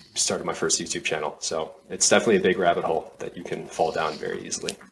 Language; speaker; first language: English; native; English